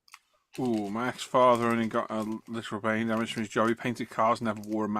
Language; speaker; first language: English; native; English